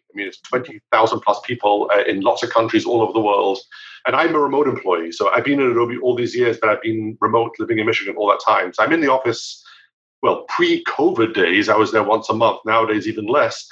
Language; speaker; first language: English; native; English